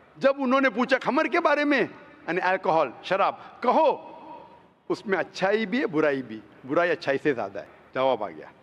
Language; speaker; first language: Hindi; non-native, local second language; Konkani